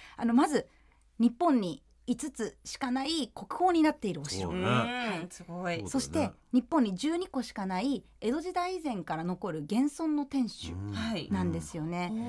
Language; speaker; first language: Japanese; native; Japanese